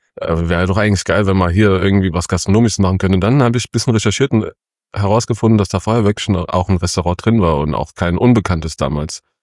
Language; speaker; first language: German; early bilingual, other home language; Kurdish